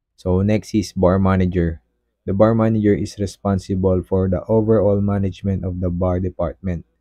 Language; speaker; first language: English; non-native, local second language; Filipino